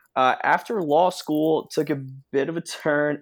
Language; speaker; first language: English; native; English